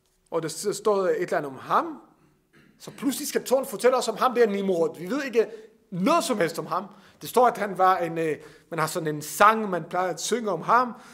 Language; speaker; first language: Danish; non-native, fluent; Hebrew